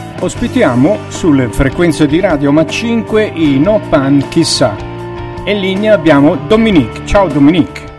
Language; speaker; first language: Italian; native; Italian